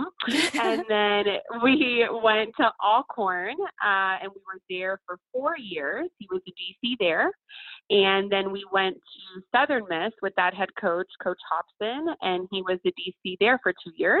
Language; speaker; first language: English; early bilingual, other home language; Spanish